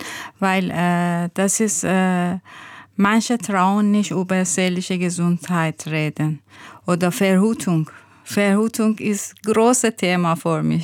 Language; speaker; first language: German; non-native, learner; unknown